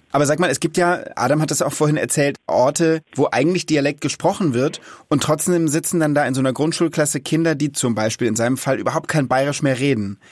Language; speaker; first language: German; native; German